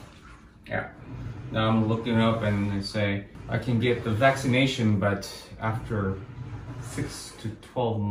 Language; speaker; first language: English; non-native, fluent; Korean